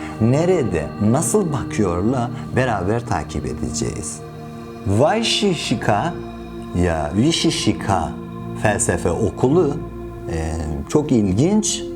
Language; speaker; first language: Turkish; non-native, fluent; Persian